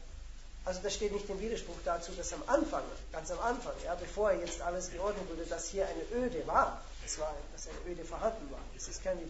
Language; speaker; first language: German; native; German